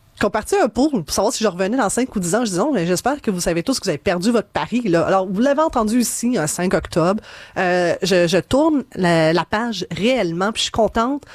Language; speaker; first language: French; early bilingual, other home language; Arabic